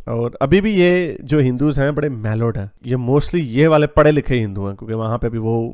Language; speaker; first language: Urdu; native; Urdu